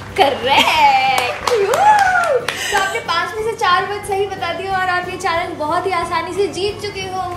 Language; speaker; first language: Hindi; native; Hindi